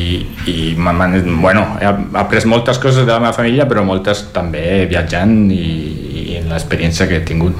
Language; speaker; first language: Catalan; non-native, fluent; Italian